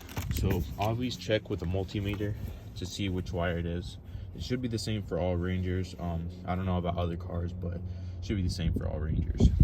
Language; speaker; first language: English; native; English